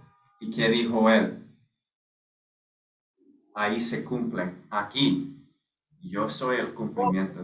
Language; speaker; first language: Spanish; non-native, fluent; English